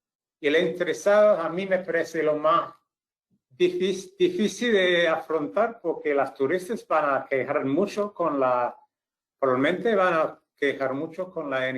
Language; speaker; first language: Spanish; non-native, fluent; English